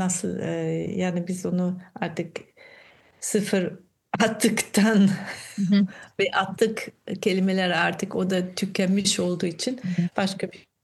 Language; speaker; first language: Turkish; non-native, fluent; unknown